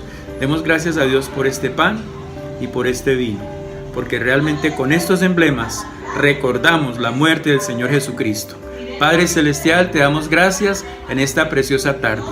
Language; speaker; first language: Spanish; native; Spanish